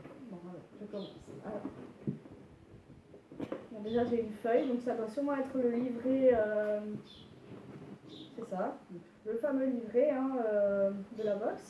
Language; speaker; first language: French; native; French